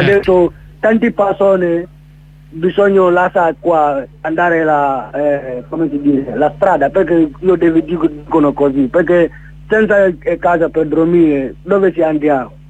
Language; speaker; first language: Italian; non-native, learner; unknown